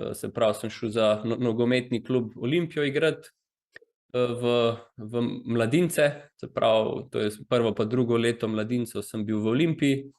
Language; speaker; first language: Slovenian; early bilingual, other home language; Croatian